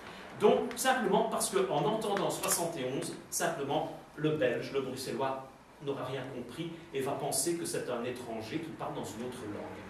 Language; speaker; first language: French; native; French